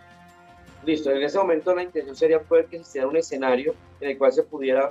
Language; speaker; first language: Spanish; native; Spanish